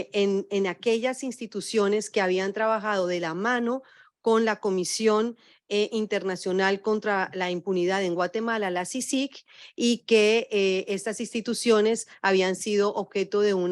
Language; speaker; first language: Spanish; native; Spanish